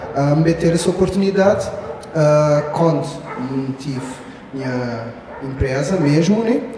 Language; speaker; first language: Portuguese; non-native, local second language; Kabuverdianu